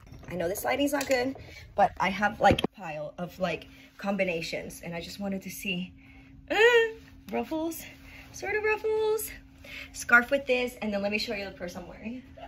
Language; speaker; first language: English; early bilingual, other home language; Spanish